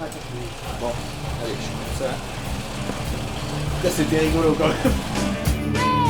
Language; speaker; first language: French; native; French